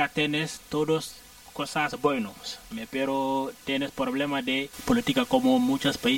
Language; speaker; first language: Spanish; non-native, learner; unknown